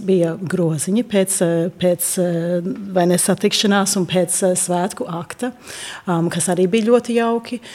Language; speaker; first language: Latvian; early bilingual, heritage; Latvian